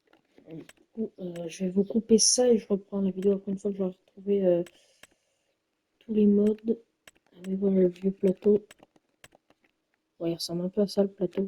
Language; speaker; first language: French; native; French